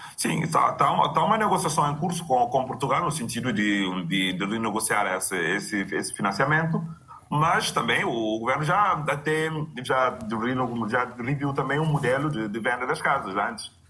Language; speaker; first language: Portuguese; non-native, local second language; Kabuverdianu